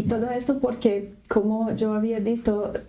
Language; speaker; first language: Spanish; non-native, fluent; Portuguese